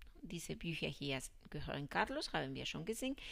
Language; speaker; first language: German; non-native, fluent; Spanish